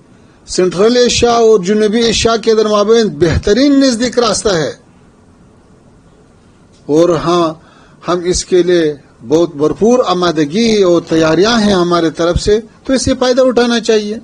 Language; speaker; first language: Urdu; non-native, fluent; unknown